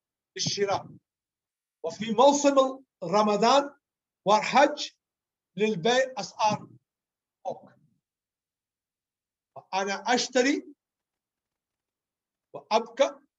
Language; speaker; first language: Arabic; non-native, learner; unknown